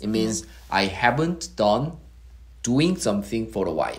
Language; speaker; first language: English; non-native, fluent; Korean